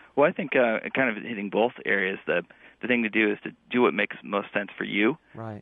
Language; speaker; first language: English; native; English